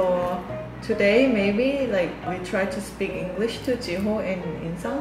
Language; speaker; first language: English; non-native, fluent; Korean